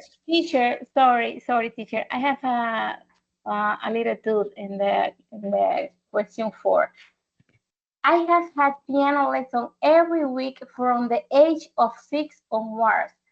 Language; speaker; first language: English; non-native, learner; Spanish